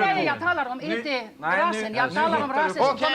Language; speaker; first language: Swedish; non-native, local second language; Finnish